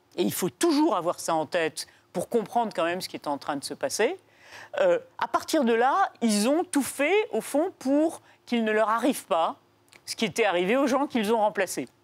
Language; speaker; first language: French; native; French